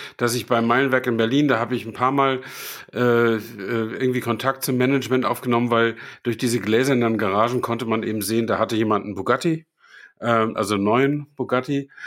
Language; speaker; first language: German; native; German